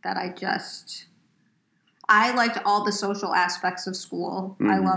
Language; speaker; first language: English; native; English